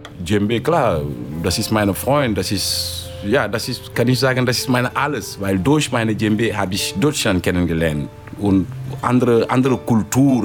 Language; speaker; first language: German; non-native, fluent; Wolof